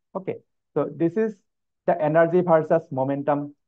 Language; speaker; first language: English; non-native, local second language; Assamese